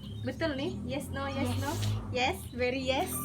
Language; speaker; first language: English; non-native, learner; Malay